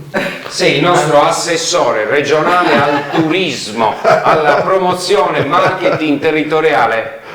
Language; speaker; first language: Italian; native; Italian